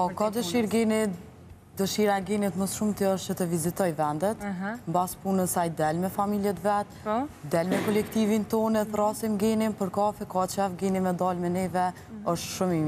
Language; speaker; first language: Albanian; native; Albanian